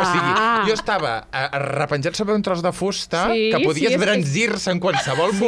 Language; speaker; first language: Catalan; native; Catalan